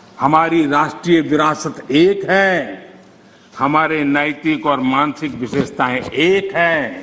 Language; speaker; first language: Hindi; non-native, local second language; Gujarati